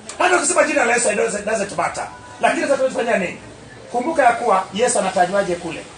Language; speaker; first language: Swahili; non-native, local second language; Luo (Kenya and Tanzania)